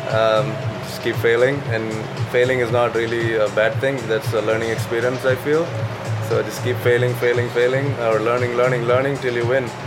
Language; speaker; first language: English; non-native, local second language; Malayalam